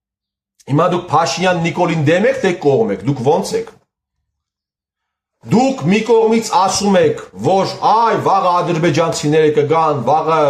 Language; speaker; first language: Armenian; native; Armenian